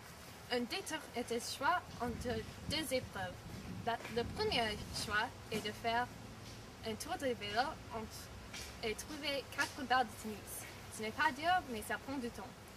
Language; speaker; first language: French; non-native, learner; English